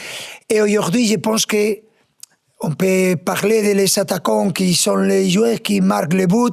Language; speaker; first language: French; non-native, fluent; Spanish